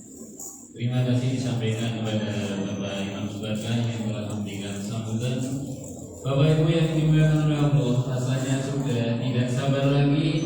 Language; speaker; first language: Indonesian; native; Indonesian